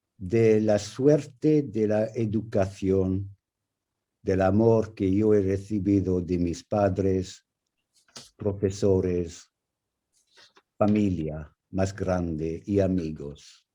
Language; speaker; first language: Spanish; non-native, fluent; English